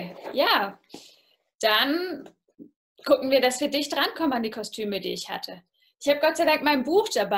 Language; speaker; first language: German; native; German